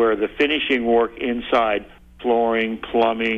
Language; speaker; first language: English; native; English